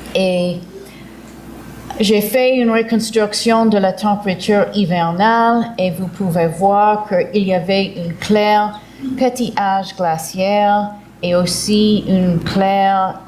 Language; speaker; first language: French; early bilingual, heritage; English